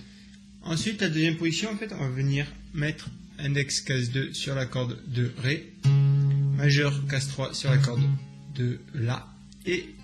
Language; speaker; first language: French; native; French